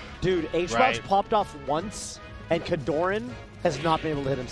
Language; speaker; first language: English; native; English